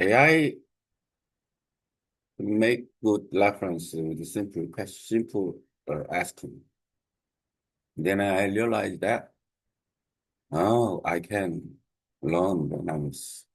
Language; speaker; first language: English; non-native, learner; Korean